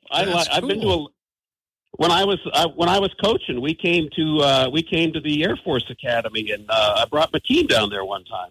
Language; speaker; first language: English; native; English